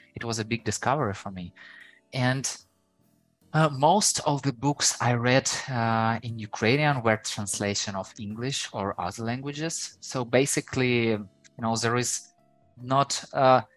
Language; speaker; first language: English; non-native, fluent; Ukrainian